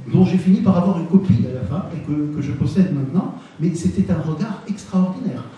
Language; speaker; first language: French; non-native, local second language; Arabic